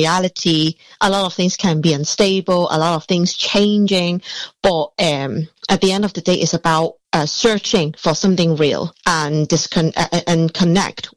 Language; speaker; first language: English; non-native, local second language; Cantonese